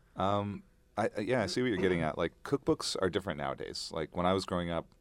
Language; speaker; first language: English; native; English